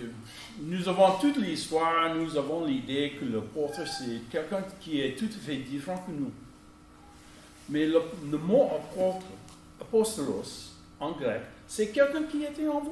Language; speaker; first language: French; non-native, fluent; English